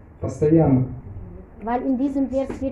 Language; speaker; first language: German; non-native, fluent; Russian